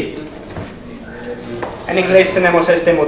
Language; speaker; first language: Spanish; non-native, fluent; English